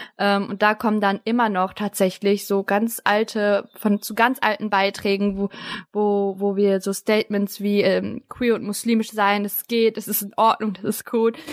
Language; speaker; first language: German; early bilingual, other home language; Turkish